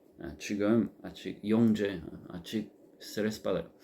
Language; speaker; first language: Korean; non-native, learner; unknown